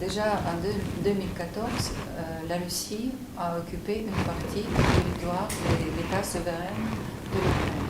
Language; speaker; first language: French; non-native, fluent; Ukrainian